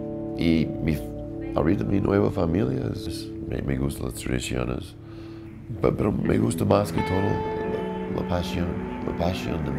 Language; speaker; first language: Spanish; non-native, learner; English